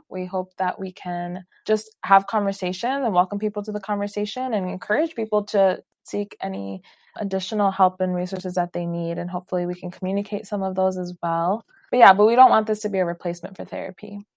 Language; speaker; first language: English; early bilingual, other home language; Spanish